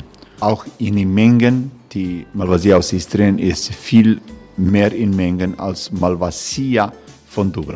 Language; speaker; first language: German; non-native, learner; Croatian